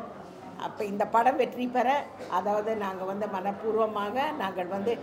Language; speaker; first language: Tamil; native; Tamil